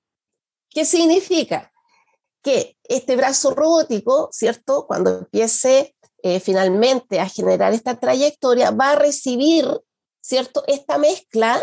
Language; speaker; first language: Spanish; native; Spanish